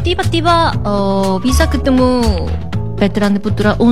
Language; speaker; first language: Indonesian; non-native, learner; Korean